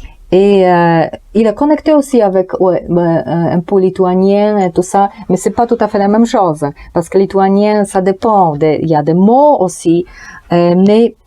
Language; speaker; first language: French; non-native, learner; Polish